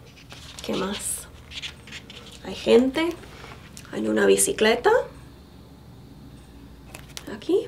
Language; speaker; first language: Spanish; non-native, fluent; English